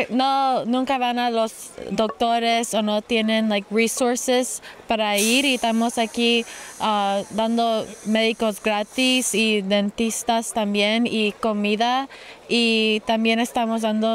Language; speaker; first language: Spanish; early bilingual, heritage; Spanish